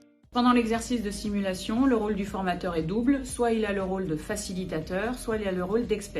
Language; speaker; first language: French; native; French